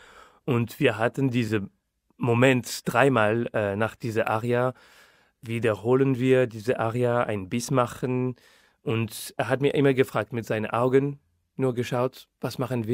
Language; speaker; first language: German; non-native, fluent; French